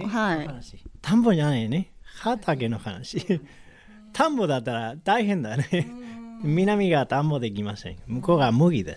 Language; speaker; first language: Japanese; non-native, learner; Spanish